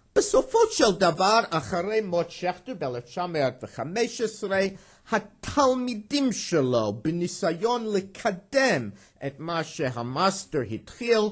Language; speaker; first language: Hebrew; non-native, fluent; English